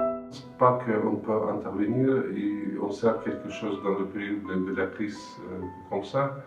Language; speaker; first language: French; non-native, fluent; Russian